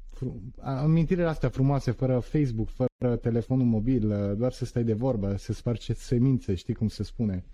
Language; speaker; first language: Romanian; early bilingual, heritage; Romanian